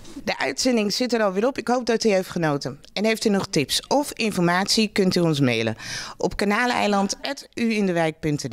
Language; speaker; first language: Dutch; native; Dutch